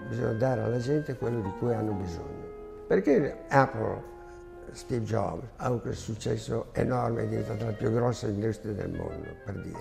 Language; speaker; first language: Italian; native; Italian